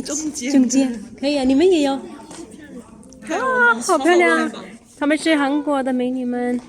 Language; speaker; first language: Chinese; non-native, fluent; Urdu